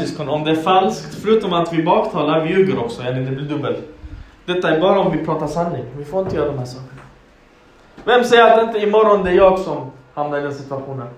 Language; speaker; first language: Swedish; non-native, fluent; Arabic